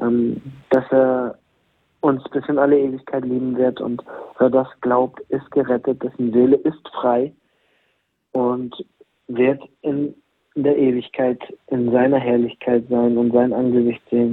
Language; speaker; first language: German; native; German